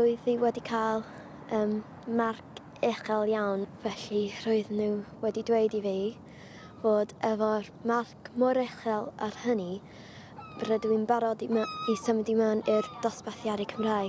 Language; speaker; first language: Welsh; non-native, learner; English